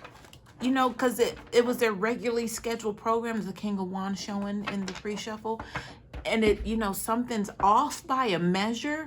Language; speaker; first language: English; native; English